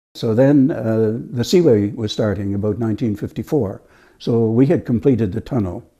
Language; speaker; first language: English; native; English